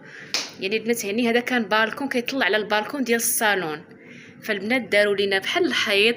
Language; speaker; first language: Arabic; native; Arabic